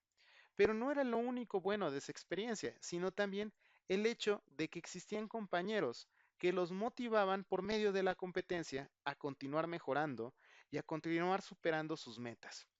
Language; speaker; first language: Spanish; native; Spanish